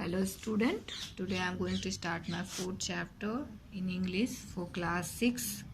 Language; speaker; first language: English; non-native, local second language; Hindi